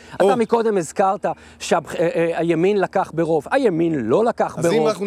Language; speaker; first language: Hebrew; native; Hebrew